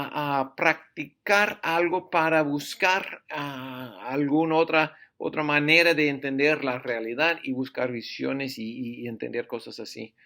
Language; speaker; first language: Spanish; non-native, fluent; English